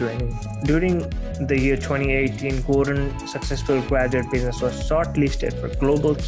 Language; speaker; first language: English; non-native, fluent; Nepali